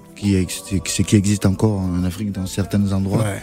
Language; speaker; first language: French; non-native, local second language; Dyula